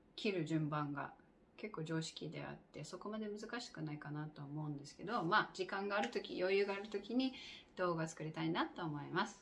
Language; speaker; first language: Japanese; non-native, fluent; English